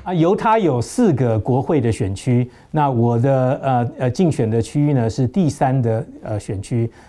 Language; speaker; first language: Chinese; native; Chinese